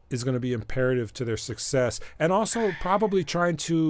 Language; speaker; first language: English; native; English